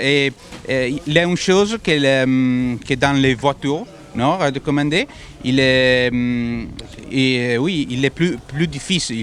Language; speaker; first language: French; non-native, learner; Italian